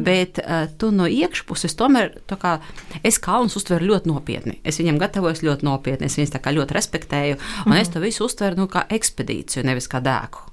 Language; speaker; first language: Latvian; non-native, local second language; Russian